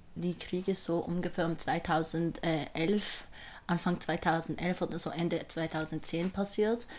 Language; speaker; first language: German; non-native, fluent; Arabic